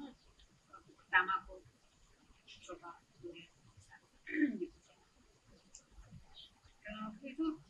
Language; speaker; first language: Indonesian; non-native, learner; Russian